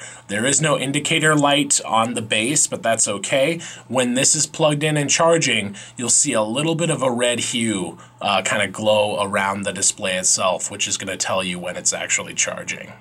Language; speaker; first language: English; native; English